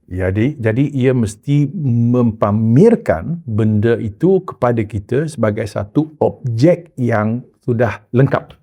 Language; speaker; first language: Malay; early bilingual, heritage; Malay